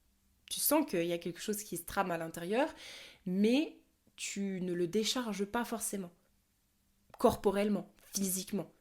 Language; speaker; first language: French; native; French